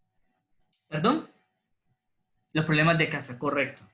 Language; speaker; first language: Spanish; native; Spanish